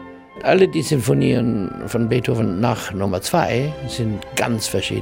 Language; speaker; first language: German; non-native, learner; English